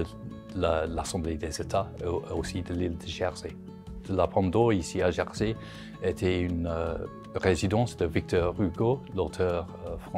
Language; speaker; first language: French; non-native, fluent; English